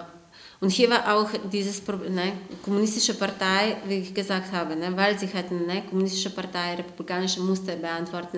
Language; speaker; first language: German; non-native, fluent; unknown